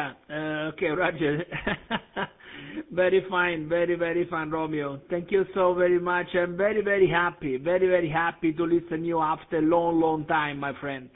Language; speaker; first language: English; non-native, learner; Italian